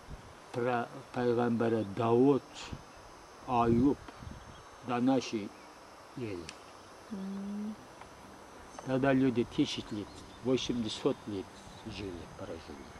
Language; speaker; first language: Russian; non-native, local second language; Uyghur